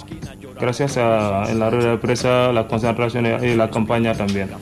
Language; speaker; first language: Spanish; non-native, learner; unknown